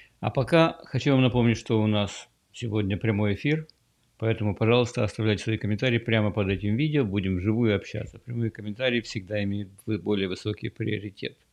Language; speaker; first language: Russian; native; Russian